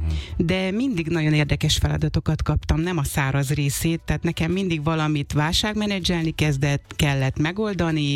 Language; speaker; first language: Hungarian; native; Hungarian